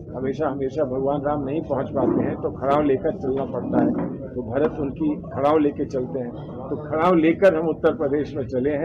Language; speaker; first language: Hindi; native; Hindi